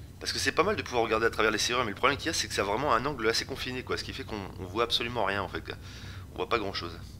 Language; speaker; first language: French; native; French